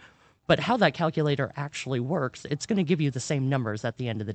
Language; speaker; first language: English; native; English